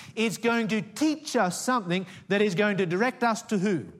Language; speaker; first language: English; native; English